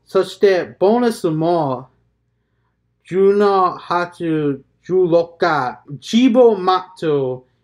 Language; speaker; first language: Japanese; non-native, learner; English